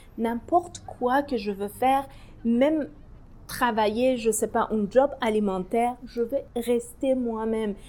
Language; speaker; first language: French; non-native, learner; Persian